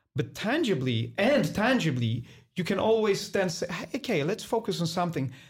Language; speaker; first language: English; non-native, fluent; Polish